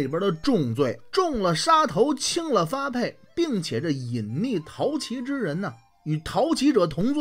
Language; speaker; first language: Chinese; native; Chinese